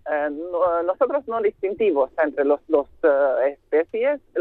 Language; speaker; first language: Spanish; non-native, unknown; Hungarian